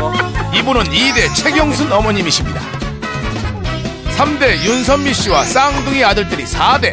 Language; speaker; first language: Korean; native; Korean